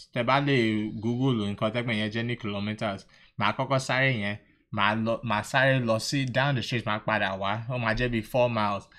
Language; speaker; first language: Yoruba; early bilingual, heritage; Yoruba